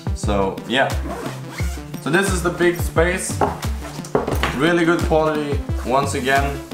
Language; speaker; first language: English; non-native, fluent; Swedish